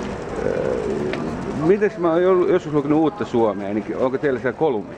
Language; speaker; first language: Finnish; early bilingual, heritage; Finnish